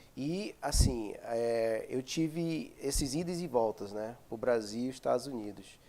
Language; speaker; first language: Portuguese; native; Portuguese